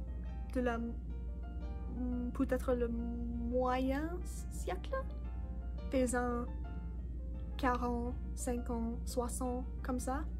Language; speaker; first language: French; non-native, learner; English